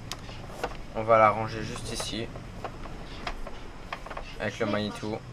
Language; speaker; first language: French; native; French